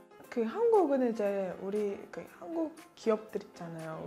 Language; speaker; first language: Korean; non-native, fluent; Russian